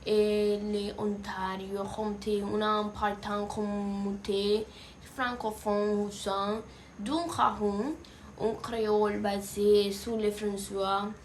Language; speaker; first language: French; non-native, learner; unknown